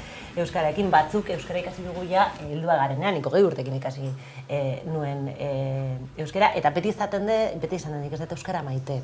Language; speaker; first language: Basque; non-native, local second language; Spanish